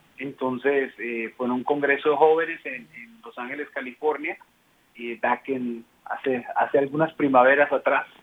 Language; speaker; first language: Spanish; early bilingual, heritage; Spanish